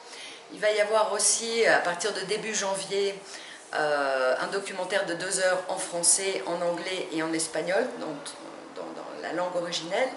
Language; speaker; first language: French; non-native, fluent; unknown